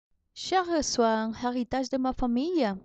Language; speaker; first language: French; non-native, learner; Spanish